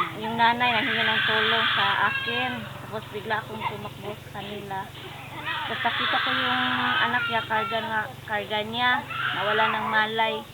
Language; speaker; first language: Filipino; non-native, local second language; Cebuano